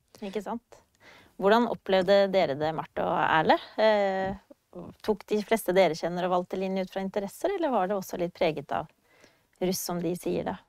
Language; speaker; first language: Norwegian; native; Norwegian